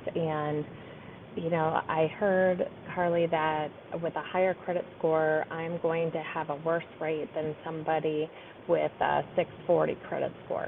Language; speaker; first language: English; native; English